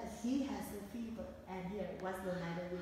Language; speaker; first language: English; non-native, fluent; Vietnamese